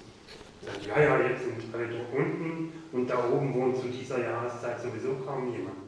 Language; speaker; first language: German; native; German